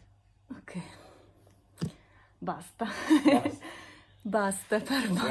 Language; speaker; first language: Italian; non-native, learner; Russian